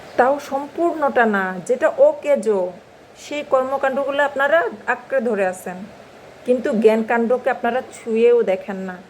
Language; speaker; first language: Bangla; non-native, local second language; Garo